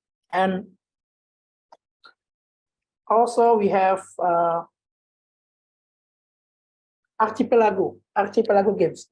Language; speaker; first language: English; non-native, learner; Indonesian